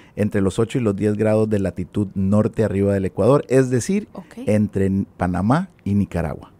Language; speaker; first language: Spanish; native; Spanish